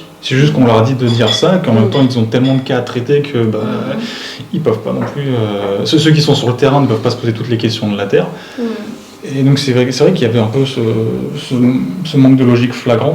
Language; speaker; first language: French; native; French